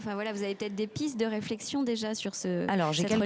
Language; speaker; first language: French; native; French